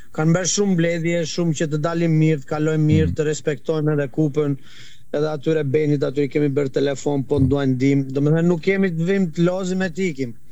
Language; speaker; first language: Albanian; early bilingual, heritage; Albanian